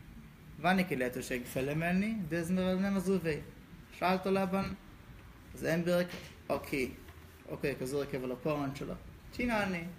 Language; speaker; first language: Hungarian; non-native, learner; Hebrew